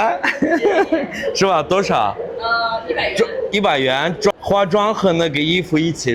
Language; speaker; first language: Chinese; non-native, fluent; Azerbaijani